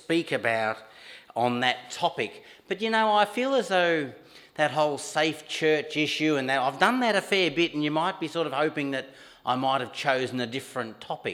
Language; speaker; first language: English; native; English